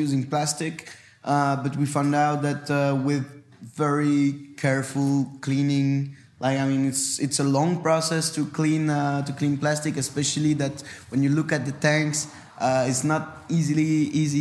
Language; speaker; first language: English; non-native, fluent; French